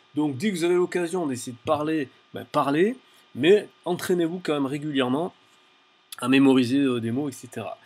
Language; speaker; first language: French; native; French